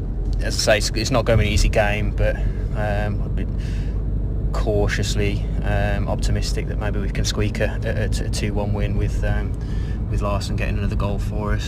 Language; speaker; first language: English; native; English